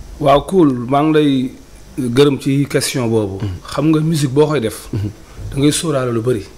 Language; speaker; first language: Wolof; native; Wolof